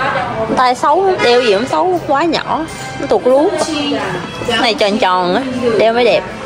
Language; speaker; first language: Vietnamese; native; Vietnamese